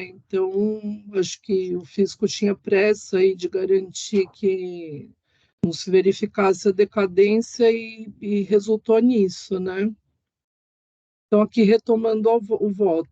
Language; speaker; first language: Portuguese; native; Portuguese